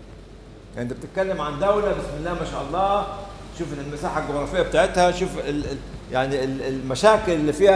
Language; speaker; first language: Arabic; native; Arabic